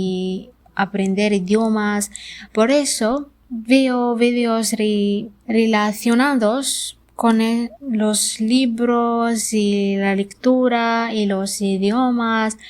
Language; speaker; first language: Spanish; non-native, learner; Arabic